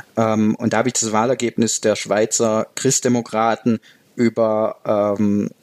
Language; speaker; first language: German; native; German